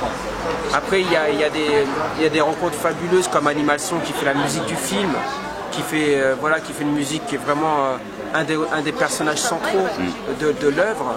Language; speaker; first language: French; native; French